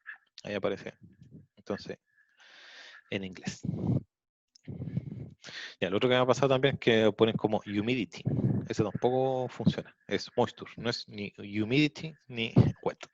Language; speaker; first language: Spanish; native; Spanish